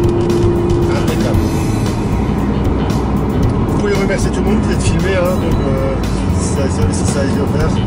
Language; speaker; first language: French; native; French